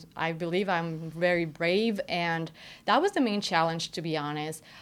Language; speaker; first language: English; non-native, fluent; Spanish